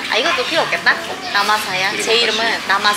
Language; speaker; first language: Korean; non-native, local second language; Indonesian